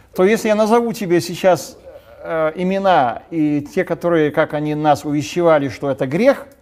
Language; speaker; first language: Russian; non-native, local second language; Ukrainian